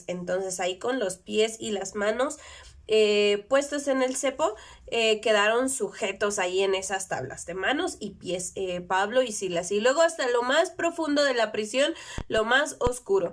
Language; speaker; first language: Spanish; native; Spanish